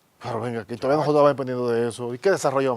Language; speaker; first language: Spanish; native; Spanish